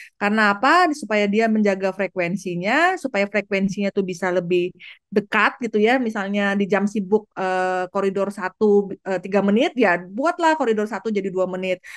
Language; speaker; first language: Indonesian; native; Indonesian